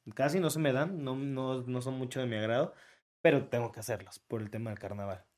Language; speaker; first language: Spanish; native; Spanish